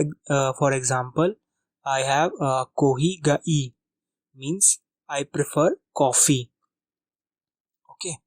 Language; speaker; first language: English; non-native, local second language; Hindi